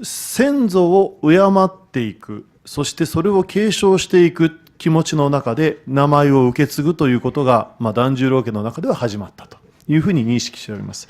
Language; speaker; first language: Japanese; native; Japanese